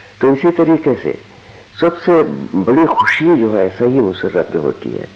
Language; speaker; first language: Urdu; non-native, local second language; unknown